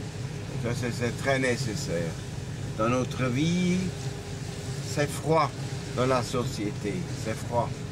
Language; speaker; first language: French; non-native, local second language; German